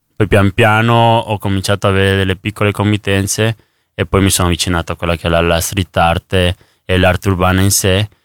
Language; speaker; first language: Italian; early bilingual, other home language; Spanish